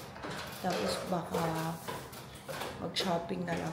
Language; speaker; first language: Filipino; native; Filipino